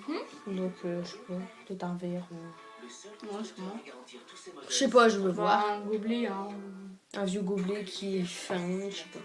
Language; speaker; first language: French; native; French